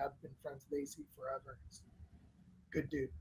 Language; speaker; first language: English; native; English